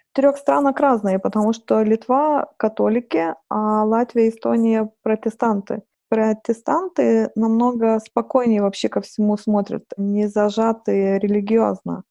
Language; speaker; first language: Russian; non-native, fluent; Lithuanian